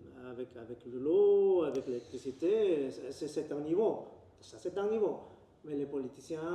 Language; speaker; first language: French; non-native, learner; Spanish